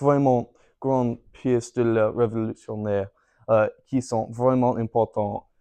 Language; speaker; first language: French; non-native, learner; English